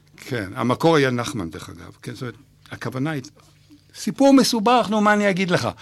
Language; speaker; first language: Hebrew; non-native, fluent; French